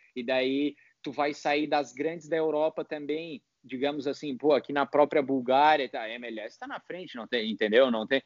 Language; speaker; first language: Portuguese; native; Portuguese